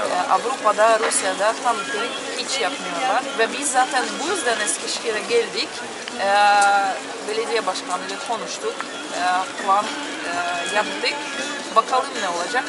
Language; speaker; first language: Turkish; non-native, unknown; Russian